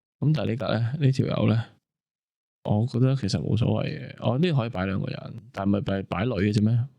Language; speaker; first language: Cantonese; native; Cantonese